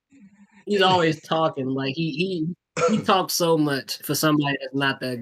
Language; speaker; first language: English; native; English